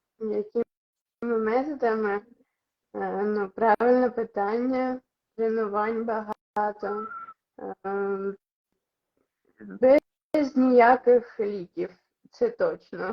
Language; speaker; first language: Ukrainian; non-native, local second language; Russian